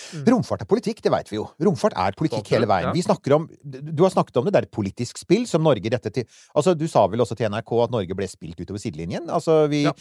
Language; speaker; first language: Norwegian; native; Norwegian